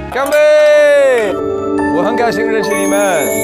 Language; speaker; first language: Chinese; non-native, learner; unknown